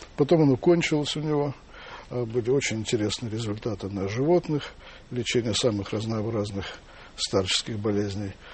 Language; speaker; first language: Russian; native; Russian